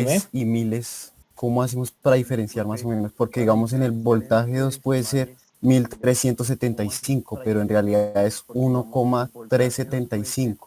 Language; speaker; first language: Spanish; native; Spanish